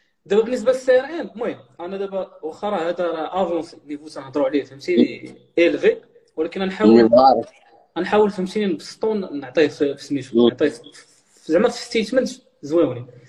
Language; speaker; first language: Arabic; native; Arabic